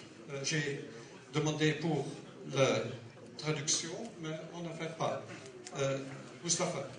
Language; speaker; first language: French; non-native, learner; Dutch